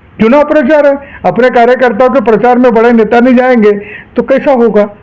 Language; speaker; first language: Hindi; non-native, local second language; Marathi